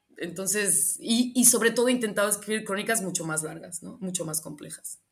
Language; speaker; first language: Spanish; native; Spanish